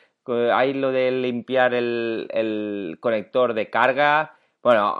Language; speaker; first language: Spanish; native; Spanish